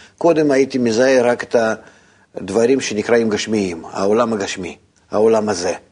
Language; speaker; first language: Hebrew; non-native, fluent; Russian